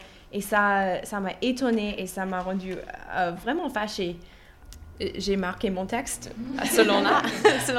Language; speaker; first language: French; non-native, fluent; English